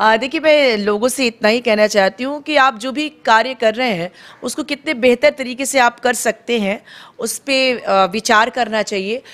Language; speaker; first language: Hindi; native; Hindi